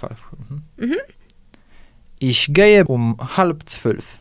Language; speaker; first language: German; non-native, learner; Polish